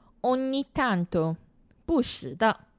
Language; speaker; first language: Italian; non-native, fluent; Chinese